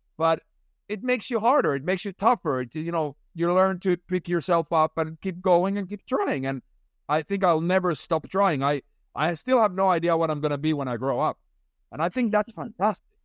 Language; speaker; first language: English; non-native, fluent; Finnish